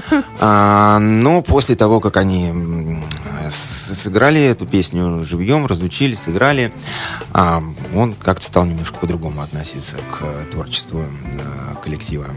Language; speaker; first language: Russian; native; Russian